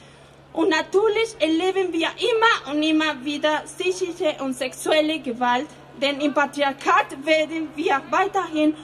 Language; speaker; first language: German; non-native, fluent; Spanish